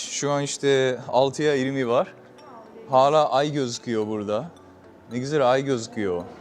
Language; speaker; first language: Turkish; non-native, fluent; Japanese